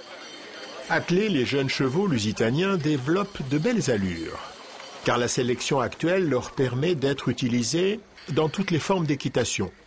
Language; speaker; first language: French; native; French